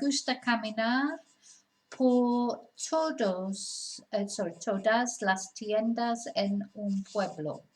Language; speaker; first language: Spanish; non-native, fluent; English